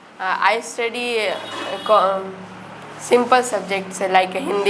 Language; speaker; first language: English; non-native, learner; Hindi